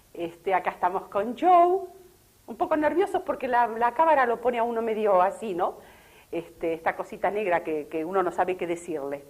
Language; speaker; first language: Spanish; native; Spanish